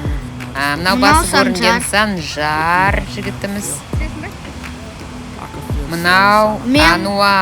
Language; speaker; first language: Kazakh; native; Kazakh